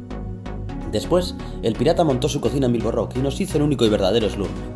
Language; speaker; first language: Spanish; native; Spanish